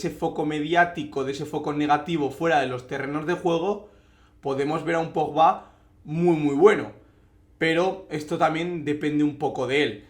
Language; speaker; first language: Spanish; native; Spanish